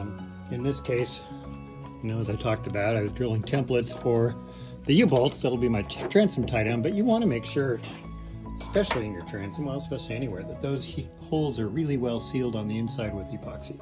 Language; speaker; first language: English; native; English